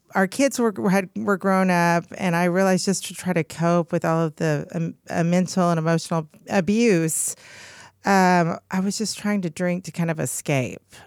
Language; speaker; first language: English; native; English